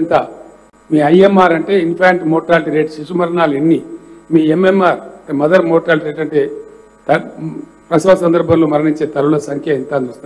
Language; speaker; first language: Telugu; native; Telugu